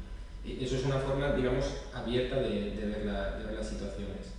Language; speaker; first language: Spanish; native; Spanish